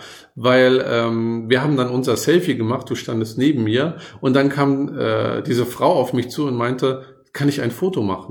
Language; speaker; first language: German; native; German